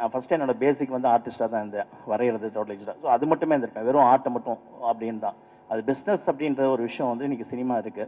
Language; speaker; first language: Tamil; native; Tamil